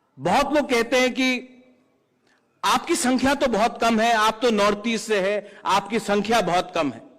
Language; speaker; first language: Hindi; non-native, local second language; Kok Borok